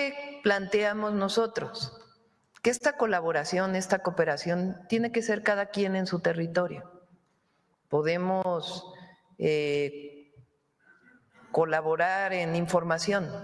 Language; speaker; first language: Spanish; native; Spanish